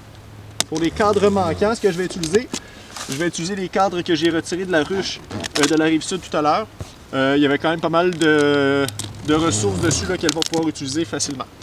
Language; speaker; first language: French; native; French